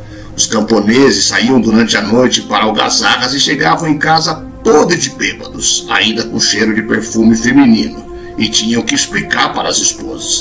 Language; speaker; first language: Portuguese; native; Portuguese